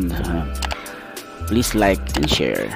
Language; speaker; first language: English; non-native, local second language; Filipino